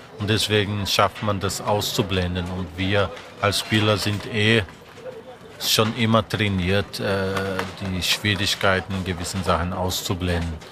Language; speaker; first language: German; non-native, fluent; Portuguese